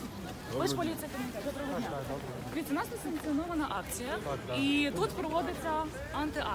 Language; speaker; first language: Ukrainian; native; Ukrainian